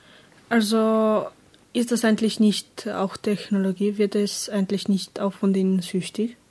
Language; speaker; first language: German; non-native, learner; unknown